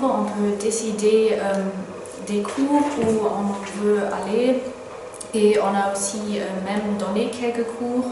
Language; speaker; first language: French; non-native, fluent; German